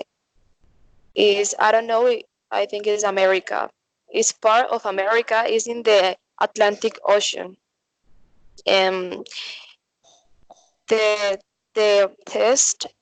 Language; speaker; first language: English; non-native, learner; Spanish